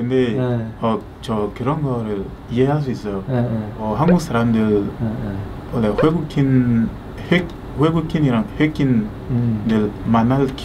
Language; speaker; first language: Korean; non-native, learner; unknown